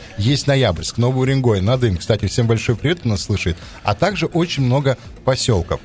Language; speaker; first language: Russian; native; Russian